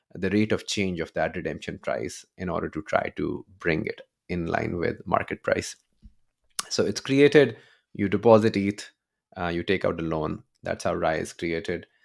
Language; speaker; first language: English; non-native, local second language; Urdu